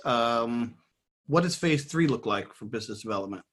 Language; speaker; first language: English; native; English